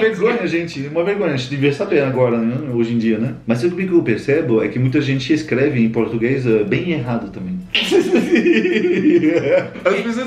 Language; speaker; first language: Portuguese; non-native, fluent; French